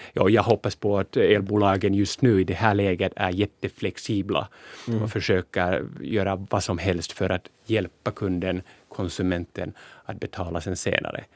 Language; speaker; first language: Swedish; non-native, local second language; Finnish